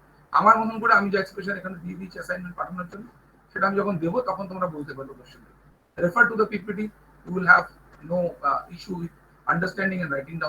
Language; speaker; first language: Bangla; native; Bangla